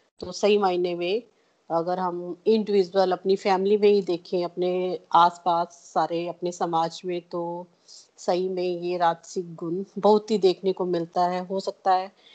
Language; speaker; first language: Hindi; non-native, local second language; Punjabi